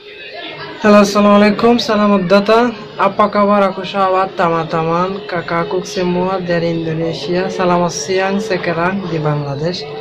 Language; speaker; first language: Indonesian; non-native, learner; Bangla